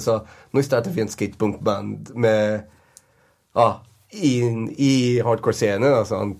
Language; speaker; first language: Swedish; non-native, fluent; Portuguese